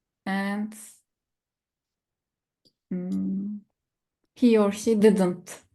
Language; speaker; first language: English; non-native, learner; Turkish